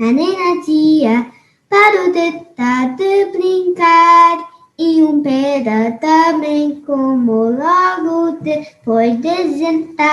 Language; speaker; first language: Portuguese; early bilingual, heritage; English